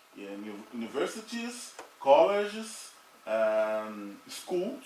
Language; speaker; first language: English; non-native, learner; Portuguese